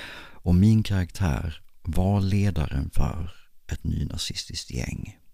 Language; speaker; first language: Swedish; native; Swedish